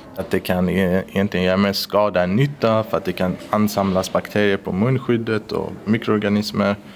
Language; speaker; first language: Swedish; early bilingual, other home language; Persian